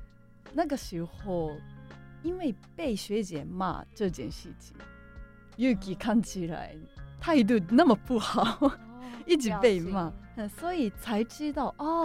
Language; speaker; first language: Chinese; non-native, fluent; Japanese